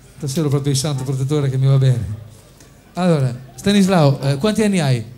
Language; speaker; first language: Italian; native; Italian